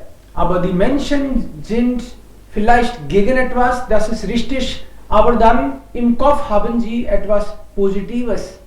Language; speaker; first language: German; non-native, fluent; Hindi